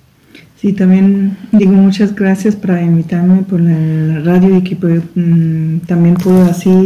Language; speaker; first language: Spanish; non-native, learner; German